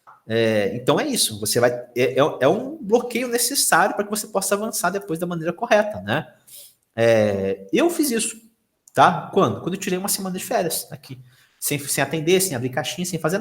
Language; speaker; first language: Portuguese; native; Portuguese